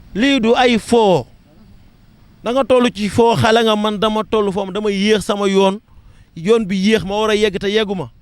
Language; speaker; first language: Wolof; non-native, local second language; Serer